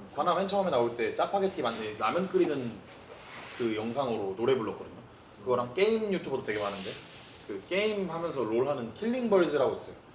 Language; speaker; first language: Korean; early bilingual, heritage; Korean